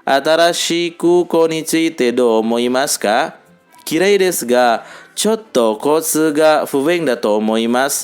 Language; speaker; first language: Japanese; non-native, fluent; Indonesian